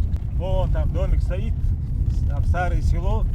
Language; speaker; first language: Russian; native; Russian